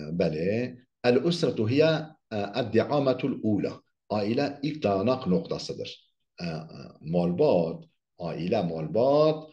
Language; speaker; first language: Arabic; non-native, fluent; Kurdish